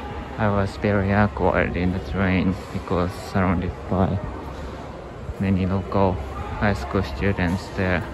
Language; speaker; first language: English; non-native, learner; Japanese